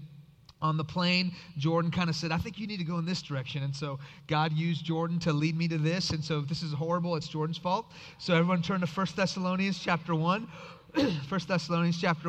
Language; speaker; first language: English; early bilingual, other home language; Persian